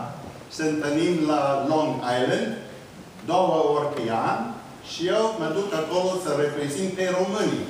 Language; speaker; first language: Romanian; early bilingual, heritage; Romanian